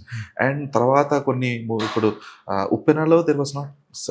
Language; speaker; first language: Telugu; native; Telugu